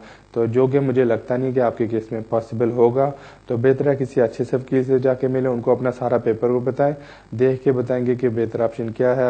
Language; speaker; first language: Urdu; native; Urdu